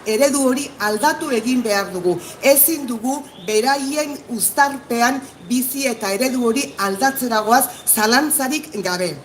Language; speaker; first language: Basque; native; Basque